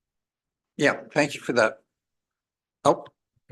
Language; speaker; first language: English; native; English